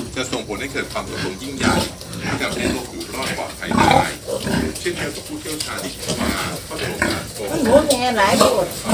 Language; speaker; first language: Thai; non-native, local second language; Northeastern Thai